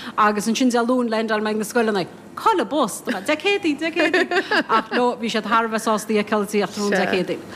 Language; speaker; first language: Irish; native; Irish